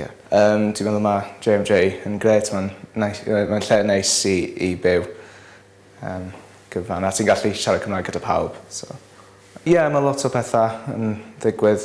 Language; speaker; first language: Welsh; non-native, local second language; English